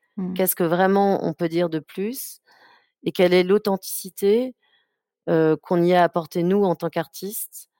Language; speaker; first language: French; native; French